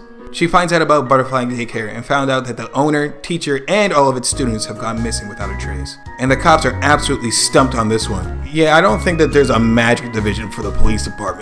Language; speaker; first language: English; native; English